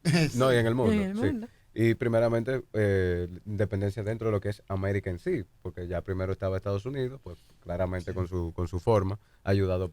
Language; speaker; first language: Spanish; native; Spanish